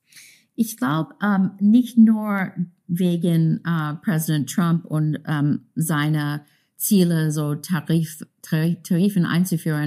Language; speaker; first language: German; non-native, fluent; English